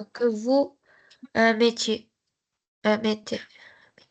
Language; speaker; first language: French; non-native, learner; Arabic